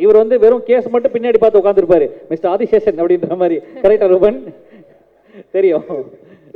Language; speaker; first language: Tamil; native; Tamil